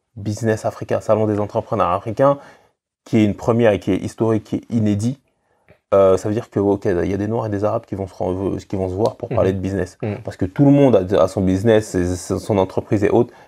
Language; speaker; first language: French; native; French